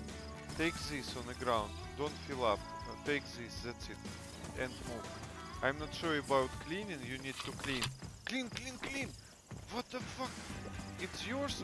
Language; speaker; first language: English; non-native, learner; Russian